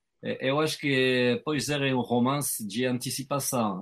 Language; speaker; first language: Portuguese; non-native, fluent; French